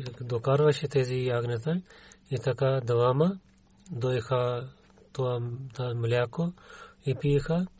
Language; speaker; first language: Bulgarian; non-native, learner; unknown